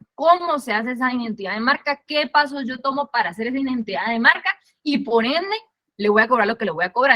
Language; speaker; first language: Spanish; native; Spanish